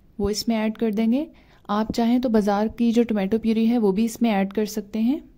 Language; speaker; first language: Hindi; native; Hindi